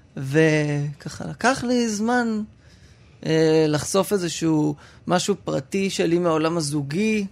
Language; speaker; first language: Hebrew; native; Hebrew